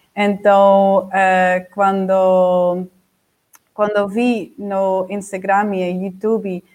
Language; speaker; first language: Portuguese; non-native, fluent; Dutch